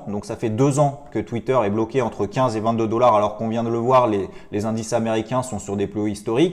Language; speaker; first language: French; native; French